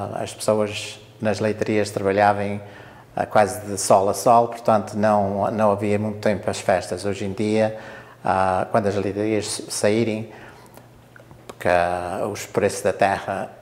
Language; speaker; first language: Portuguese; early bilingual, heritage; English